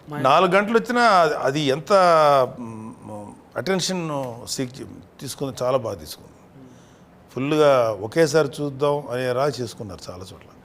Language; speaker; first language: Telugu; native; Telugu